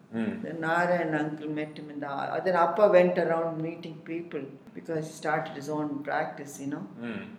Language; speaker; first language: English; non-native, local second language; Tamil